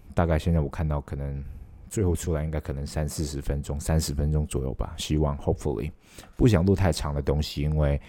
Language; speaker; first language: Chinese; non-native, local second language; Cantonese